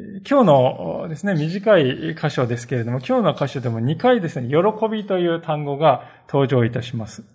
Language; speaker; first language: Japanese; native; Japanese